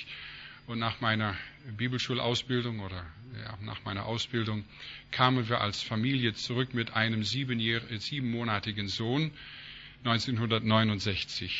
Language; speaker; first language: German; non-native, fluent; English